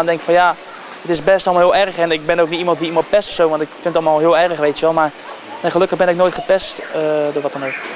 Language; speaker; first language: Dutch; native; Dutch